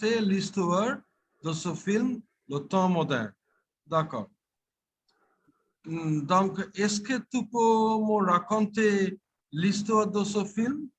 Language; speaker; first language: French; non-native, fluent; Bangla